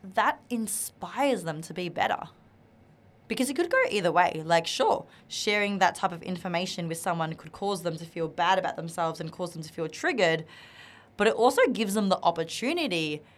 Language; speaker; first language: English; non-native, local second language; Vietnamese